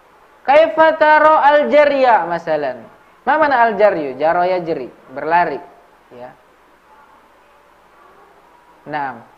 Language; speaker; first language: Arabic; non-native, learner; Indonesian